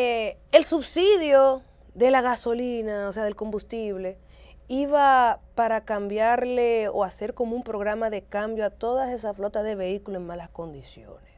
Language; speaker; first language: Spanish; native; Spanish